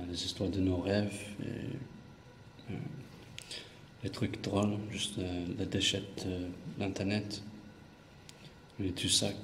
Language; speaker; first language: French; non-native, fluent; English